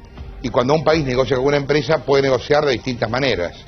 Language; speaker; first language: Spanish; native; Spanish